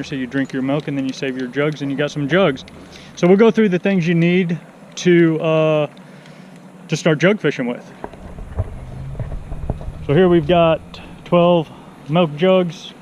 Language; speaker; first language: English; native; English